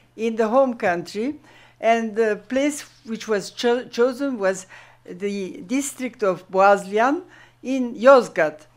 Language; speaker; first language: English; non-native, fluent; German